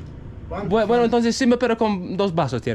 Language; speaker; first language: Spanish; non-native, fluent; English